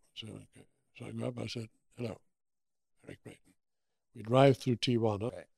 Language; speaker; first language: English; early bilingual, other home language; German